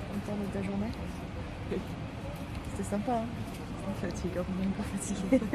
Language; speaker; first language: French; native; French